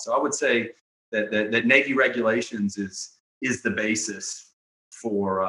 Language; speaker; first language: English; native; English